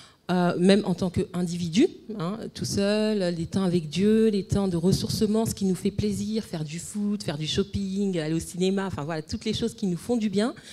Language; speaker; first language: French; native; French